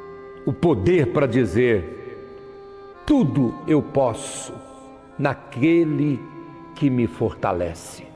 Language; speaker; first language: Portuguese; native; Portuguese